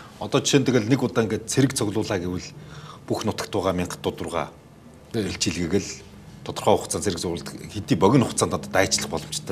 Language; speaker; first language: Mongolian; native; Mongolian